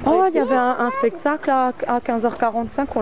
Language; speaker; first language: French; native; French